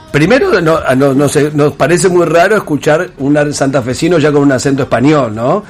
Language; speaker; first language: Spanish; native; Spanish